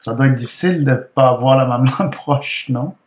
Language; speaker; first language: French; non-native, fluent; Spanish